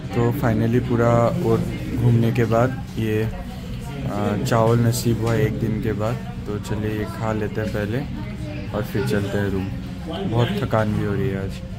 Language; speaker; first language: Hindi; non-native, local second language; Assamese